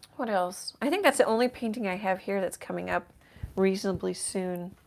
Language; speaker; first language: English; native; English